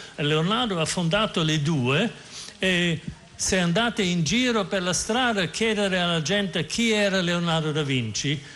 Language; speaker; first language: Italian; non-native, fluent; German